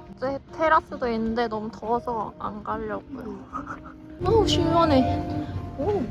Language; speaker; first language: Korean; native; Korean